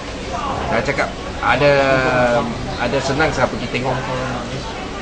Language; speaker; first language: Indonesian; non-native, local second language; Chinese